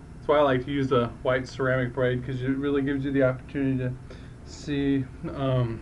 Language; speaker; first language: English; native; English